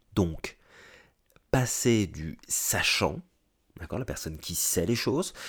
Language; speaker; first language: French; native; French